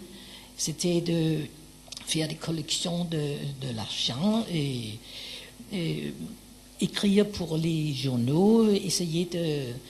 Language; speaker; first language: French; non-native, fluent; Danish